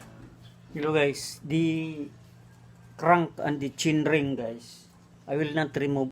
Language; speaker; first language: English; non-native, local second language; Filipino